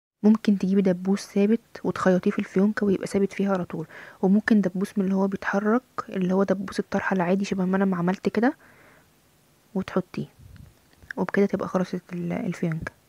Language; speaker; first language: Arabic; native; Arabic